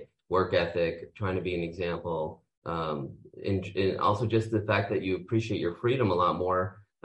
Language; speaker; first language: English; native; English